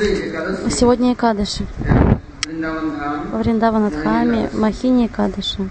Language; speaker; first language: Russian; non-native, fluent; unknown